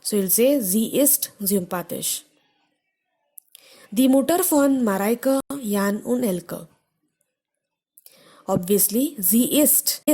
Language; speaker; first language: German; non-native, fluent; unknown